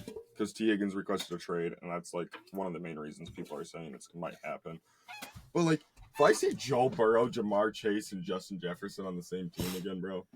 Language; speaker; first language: English; native; English